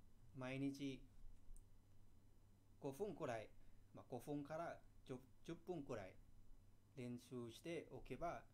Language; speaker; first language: Japanese; non-native, fluent; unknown